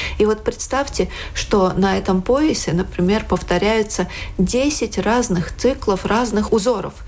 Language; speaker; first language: Russian; non-native, local second language; Latvian